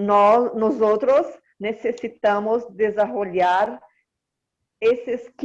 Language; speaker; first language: Spanish; non-native, learner; Portuguese